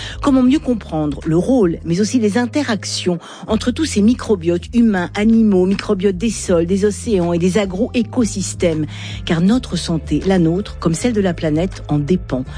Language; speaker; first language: French; native; French